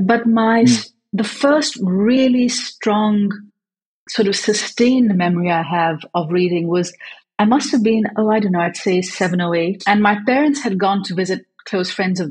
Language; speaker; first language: English; native; English